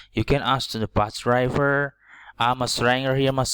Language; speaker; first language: English; non-native, learner; Indonesian